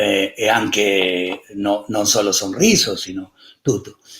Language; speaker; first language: Italian; non-native, learner; Spanish